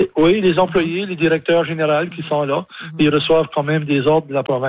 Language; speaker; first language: French; native; French